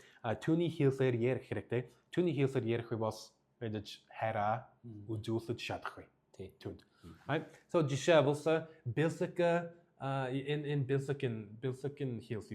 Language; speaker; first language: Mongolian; early bilingual, heritage; English